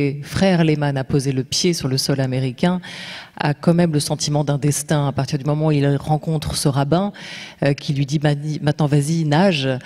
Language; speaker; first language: French; native; French